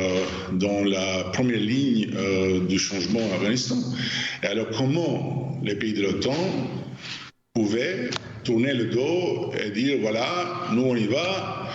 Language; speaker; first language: French; non-native, fluent; Albanian